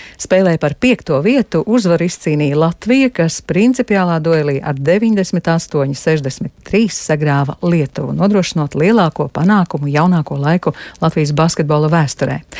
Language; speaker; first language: Latvian; native; Latvian